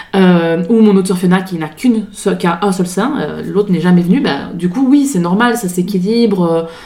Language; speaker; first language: French; native; French